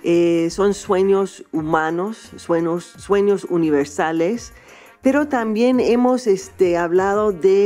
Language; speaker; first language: Spanish; non-native, fluent; English